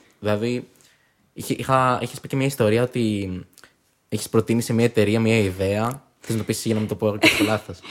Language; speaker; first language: Greek; native; Greek